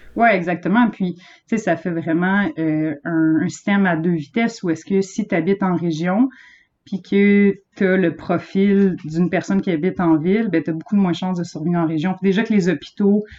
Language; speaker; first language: French; native; French